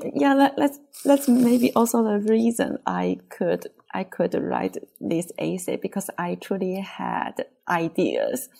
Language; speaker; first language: English; non-native, fluent; Chinese